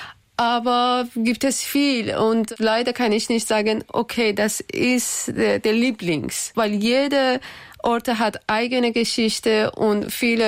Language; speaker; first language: German; non-native, learner; Persian